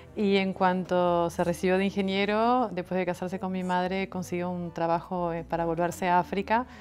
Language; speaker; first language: Spanish; non-native, fluent; French